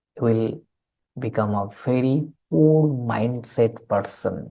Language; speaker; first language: English; non-native, local second language; Bangla